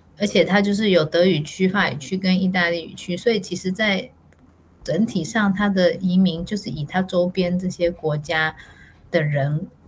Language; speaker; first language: Chinese; native; Chinese